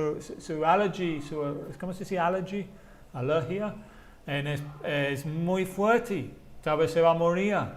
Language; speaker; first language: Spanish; non-native, fluent; English